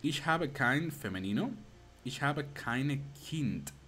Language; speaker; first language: German; non-native, learner; Spanish